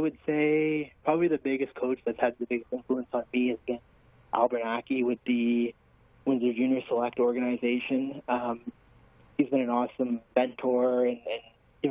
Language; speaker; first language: English; native; English